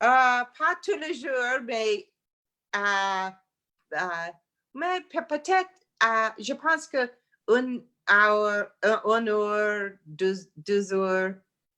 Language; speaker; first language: French; non-native, learner; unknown